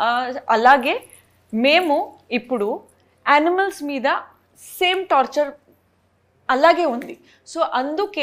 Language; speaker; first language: Telugu; non-native, fluent; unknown